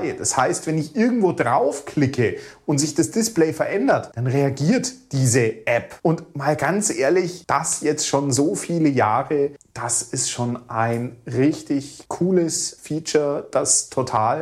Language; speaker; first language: German; native; German